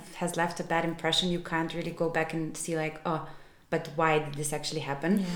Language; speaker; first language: English; non-native, fluent; Serbian